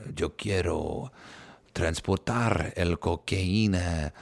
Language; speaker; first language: Spanish; non-native, learner; English